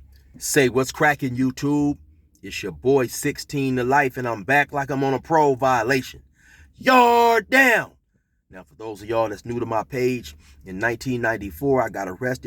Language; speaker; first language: English; native; English